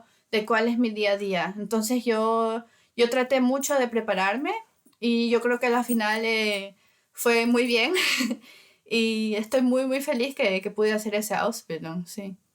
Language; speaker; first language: Spanish; early bilingual, heritage; Spanish